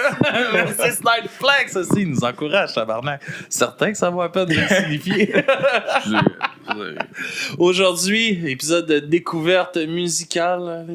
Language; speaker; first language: French; native; French